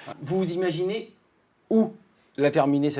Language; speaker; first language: French; native; French